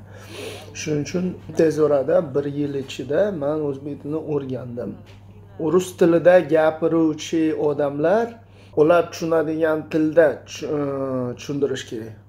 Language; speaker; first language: Uzbek; non-native, local second language; Russian